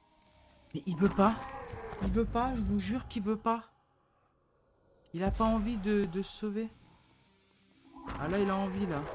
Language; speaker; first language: French; native; French